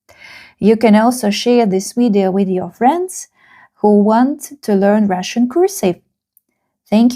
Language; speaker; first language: English; non-native, fluent; Russian